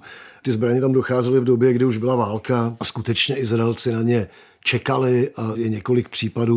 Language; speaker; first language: Czech; native; Czech